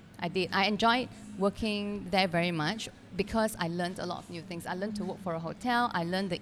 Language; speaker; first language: English; non-native, local second language; Cantonese